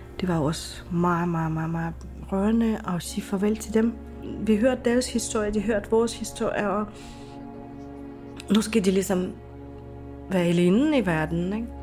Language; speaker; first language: Danish; non-native, fluent; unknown